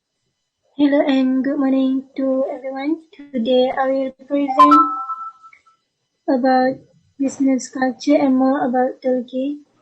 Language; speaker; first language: English; non-native, learner; Malay